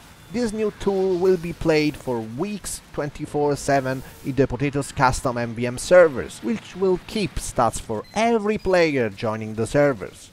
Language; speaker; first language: English; non-native, fluent; Italian